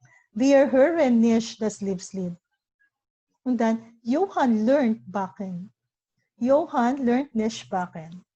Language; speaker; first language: German; non-native, learner; Filipino